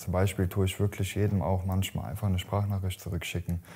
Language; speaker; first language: German; native; German